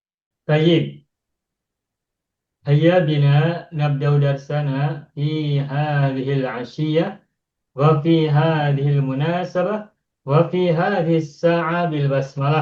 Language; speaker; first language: Arabic; non-native, fluent; Indonesian